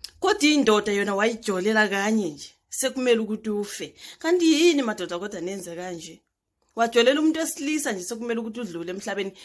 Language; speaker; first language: Zulu; native; Zulu